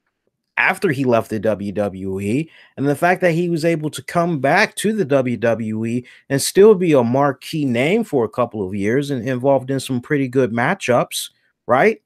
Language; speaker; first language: English; native; English